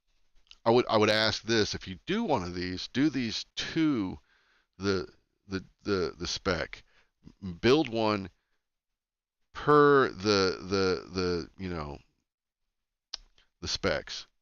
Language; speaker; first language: English; native; English